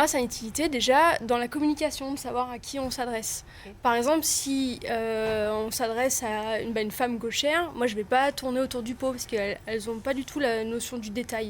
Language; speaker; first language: French; native; French